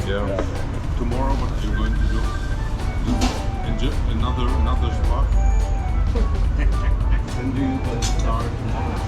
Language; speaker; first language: English; non-native, fluent; German